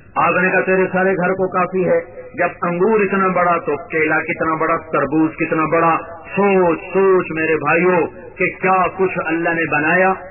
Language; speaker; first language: Urdu; non-native, local second language; Punjabi